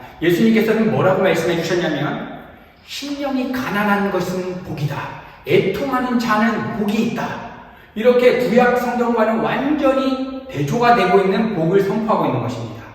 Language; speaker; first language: Korean; native; Korean